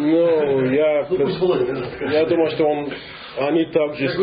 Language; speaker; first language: Russian; non-native, fluent; English